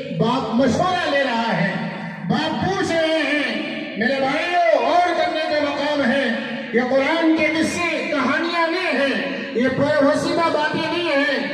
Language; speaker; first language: Urdu; native; Urdu